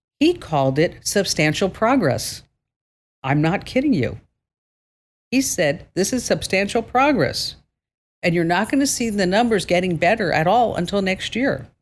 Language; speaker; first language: English; native; English